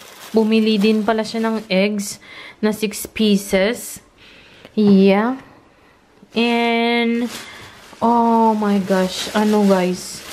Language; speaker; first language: Filipino; native; Filipino